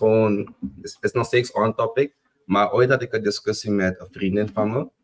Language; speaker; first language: Dutch; native; Dutch